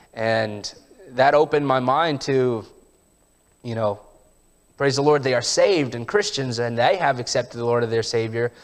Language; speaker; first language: English; early bilingual, heritage; English